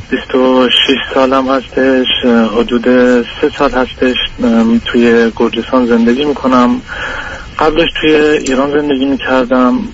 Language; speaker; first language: Persian; non-native, local second language; Georgian